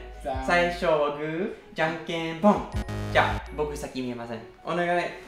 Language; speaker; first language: Japanese; non-native, learner; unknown